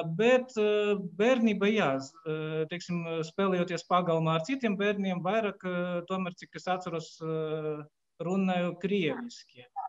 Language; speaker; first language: Latvian; non-native, local second language; Russian